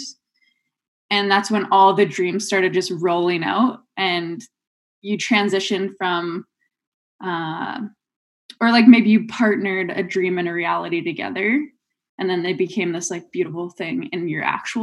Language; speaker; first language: English; native; English